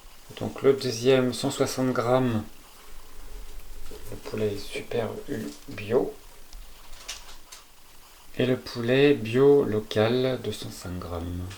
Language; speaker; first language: French; native; French